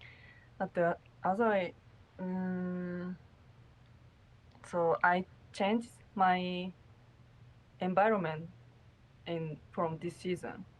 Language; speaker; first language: English; non-native, learner; Japanese